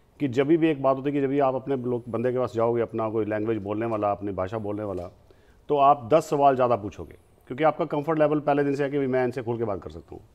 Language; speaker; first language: Hindi; native; Hindi